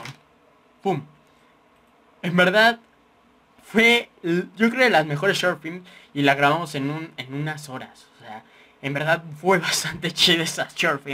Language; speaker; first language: Spanish; native; Spanish